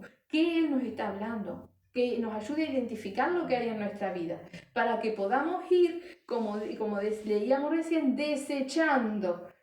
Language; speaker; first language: Spanish; native; Spanish